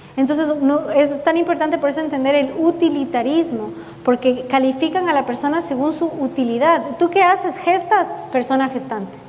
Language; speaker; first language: Spanish; early bilingual, heritage; Spanish